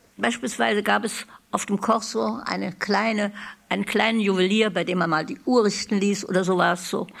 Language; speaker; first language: German; native; German